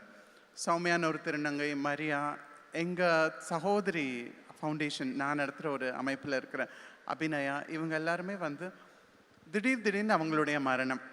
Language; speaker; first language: Tamil; native; Tamil